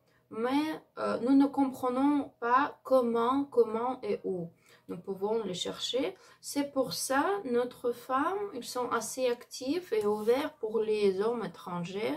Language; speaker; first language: French; non-native, learner; Ukrainian